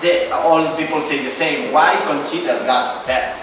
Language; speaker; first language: English; non-native, learner; Spanish